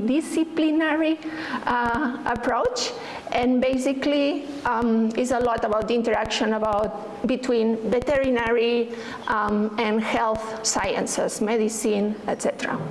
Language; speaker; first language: English; non-native, fluent; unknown